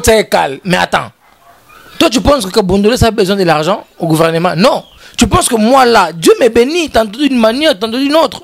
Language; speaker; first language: French; non-native, local second language; Lingala